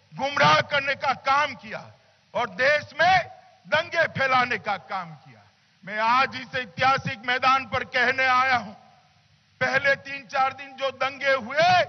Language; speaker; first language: Hindi; non-native, local second language; Gujarati